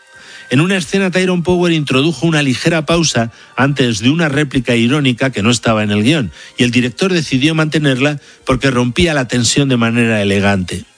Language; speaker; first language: Spanish; native; Spanish